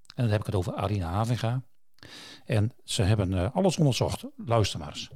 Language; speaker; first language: Dutch; native; Dutch